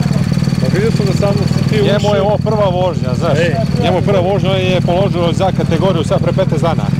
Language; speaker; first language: Croatian; native; Croatian